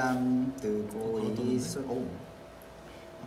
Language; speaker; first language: Korean; non-native, fluent; Vietnamese